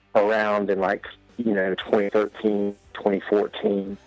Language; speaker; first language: English; native; English